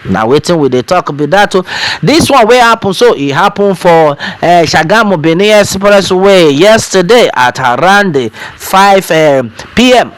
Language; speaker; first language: Nigerian Pidgin; non-native, local second language; Yoruba